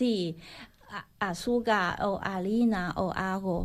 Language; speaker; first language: Spanish; non-native, learner; Chinese